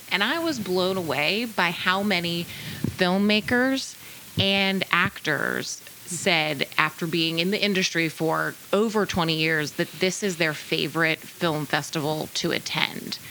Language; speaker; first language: English; native; English